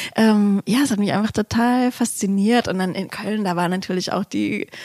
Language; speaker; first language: German; native; German